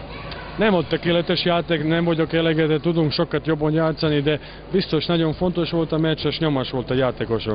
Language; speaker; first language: Hungarian; non-native, learner; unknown